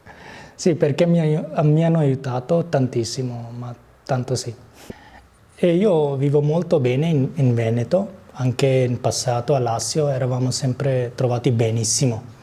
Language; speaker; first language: Italian; early bilingual, other home language; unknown